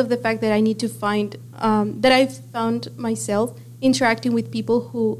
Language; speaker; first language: English; non-native, fluent; Spanish